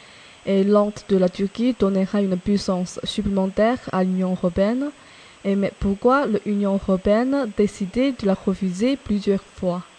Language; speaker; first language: French; non-native, fluent; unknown